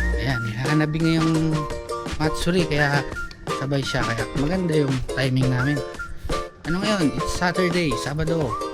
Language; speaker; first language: Filipino; native; Filipino